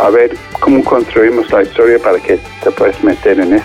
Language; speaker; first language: Spanish; non-native, fluent; English